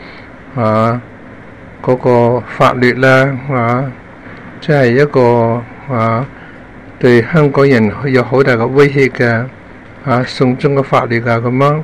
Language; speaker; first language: Chinese; non-native, local second language; Cantonese